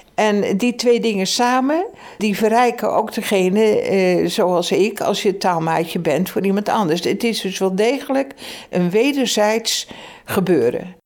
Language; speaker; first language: Dutch; native; Dutch